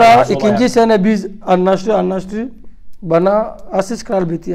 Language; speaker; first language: Turkish; non-native, learner; French